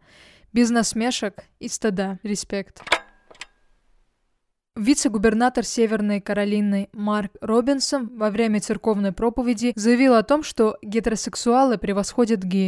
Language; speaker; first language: Russian; native; Russian